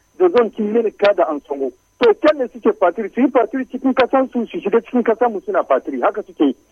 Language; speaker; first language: Hausa; non-native, local second language; Fula